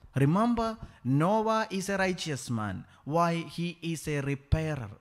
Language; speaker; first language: English; non-native, local second language; Malayalam